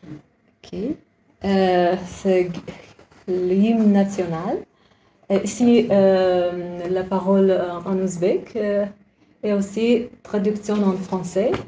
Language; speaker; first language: French; non-native, learner; Uzbek